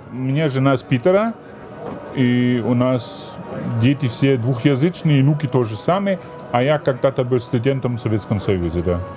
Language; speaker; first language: Russian; non-native, fluent; German